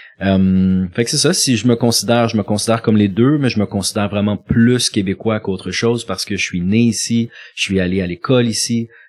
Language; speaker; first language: French; native; French